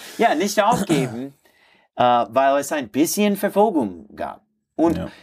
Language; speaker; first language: German; non-native, learner; English